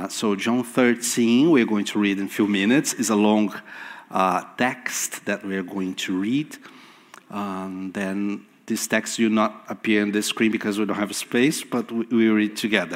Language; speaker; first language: English; non-native, fluent; Portuguese